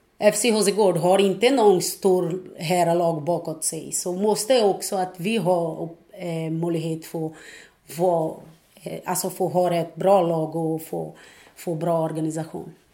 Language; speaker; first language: Swedish; non-native, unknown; Portuguese